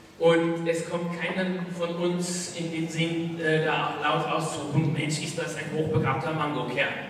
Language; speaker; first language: German; non-native, fluent; French